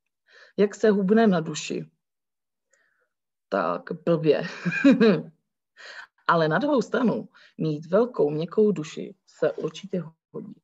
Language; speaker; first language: Czech; native; Czech